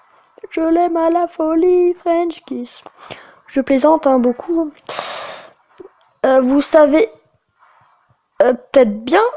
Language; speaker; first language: French; native; French